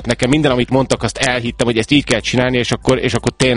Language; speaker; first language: Hungarian; native; Hungarian